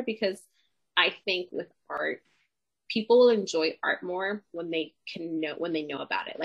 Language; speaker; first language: English; native; English